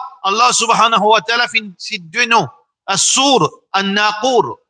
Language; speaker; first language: French; non-native, local second language; Morisyen